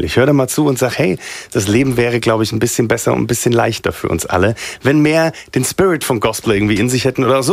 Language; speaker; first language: German; native; German